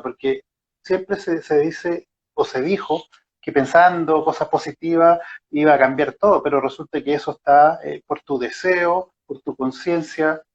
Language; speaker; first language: Spanish; native; Spanish